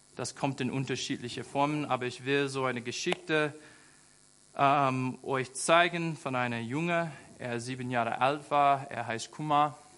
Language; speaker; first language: German; non-native, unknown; English